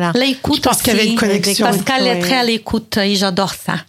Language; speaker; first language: French; non-native, learner; Portuguese